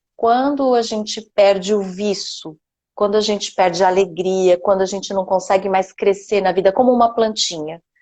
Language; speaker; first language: Portuguese; non-native, local second language; Japanese